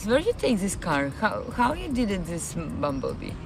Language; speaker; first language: English; non-native, learner; Russian